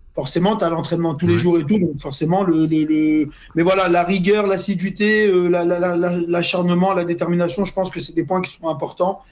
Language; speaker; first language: French; native; French